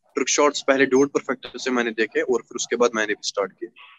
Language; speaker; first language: Hindi; native; Hindi